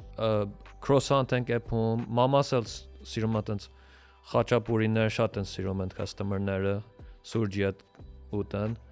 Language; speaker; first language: Armenian; early bilingual, heritage; Armenian